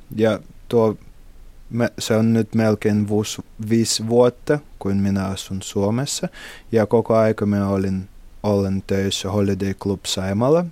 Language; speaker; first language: Finnish; non-native, learner; Russian